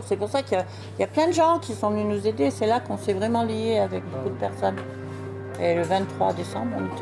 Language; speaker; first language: French; native; French